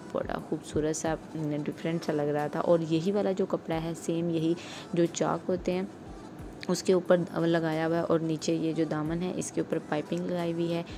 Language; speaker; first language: Urdu; native; Urdu